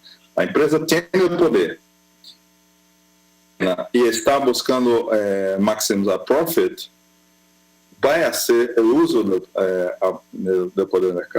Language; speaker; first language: Spanish; non-native, fluent; Portuguese